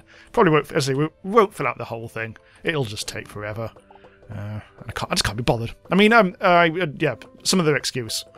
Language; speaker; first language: English; native; English